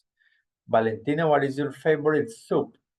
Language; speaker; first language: English; non-native, fluent; Spanish